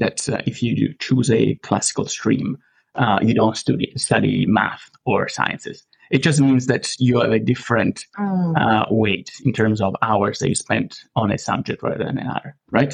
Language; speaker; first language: English; non-native, fluent; Italian